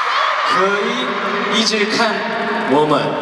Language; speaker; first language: Chinese; non-native, learner; Korean